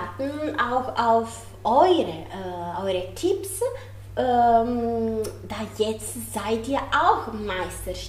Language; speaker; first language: German; non-native, learner; Italian